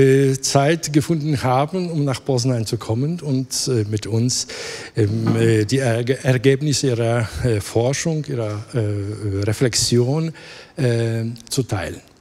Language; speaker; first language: German; non-native, fluent; Polish